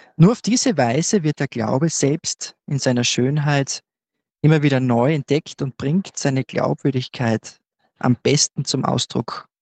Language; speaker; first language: German; native; German